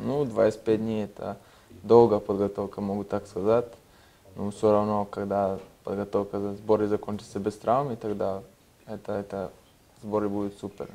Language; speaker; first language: Russian; non-native, learner; Serbian